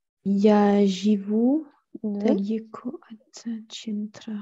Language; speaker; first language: Russian; non-native, learner; French